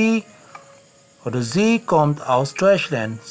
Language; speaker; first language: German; non-native, learner; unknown